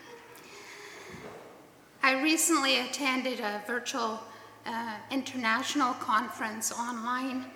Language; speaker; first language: English; native; English